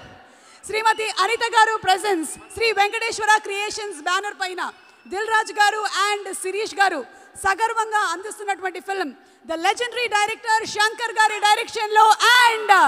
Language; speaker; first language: Telugu; native; Telugu